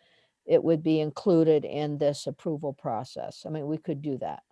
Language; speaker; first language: English; native; English